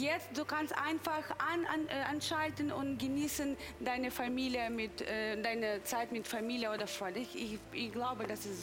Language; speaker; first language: German; non-native, learner; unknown